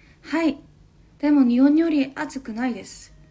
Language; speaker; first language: Japanese; non-native, learner; Korean